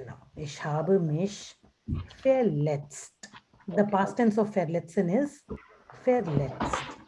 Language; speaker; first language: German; non-native, fluent; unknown